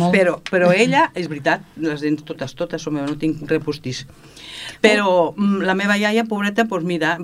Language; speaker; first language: Catalan; native; Catalan